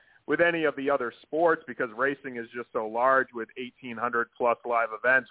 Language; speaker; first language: English; native; English